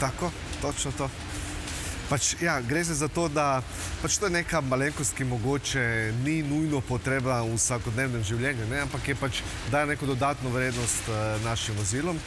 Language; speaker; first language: Slovenian; native; Slovenian